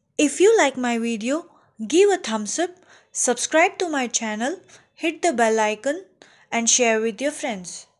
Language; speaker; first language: English; non-native, local second language; Tamil